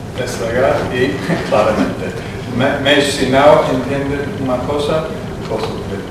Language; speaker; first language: Portuguese; non-native, learner; English